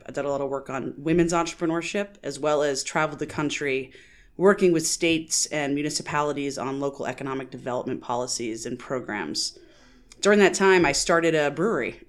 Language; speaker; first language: English; native; English